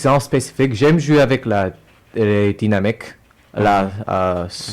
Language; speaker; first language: French; non-native, local second language; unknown